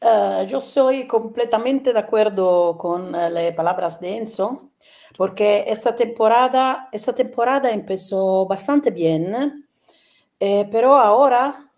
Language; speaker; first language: Spanish; non-native, learner; Italian